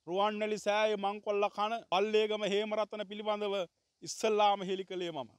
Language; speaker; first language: Sinhala; native; Sinhala